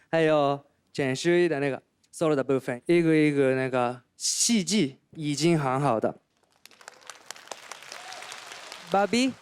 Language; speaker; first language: Chinese; non-native, learner; Japanese